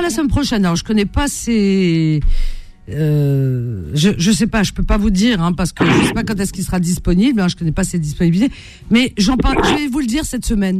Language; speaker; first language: French; native; French